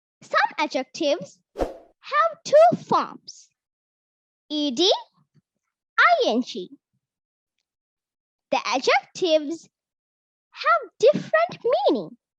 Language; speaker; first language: English; non-native, local second language; Sinhala